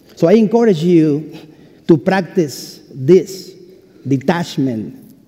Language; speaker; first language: English; non-native, fluent; Spanish